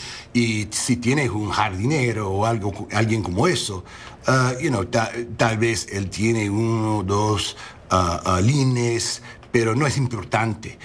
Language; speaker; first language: Spanish; early bilingual, heritage; Spanish